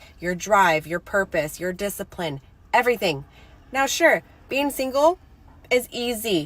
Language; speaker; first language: English; native; English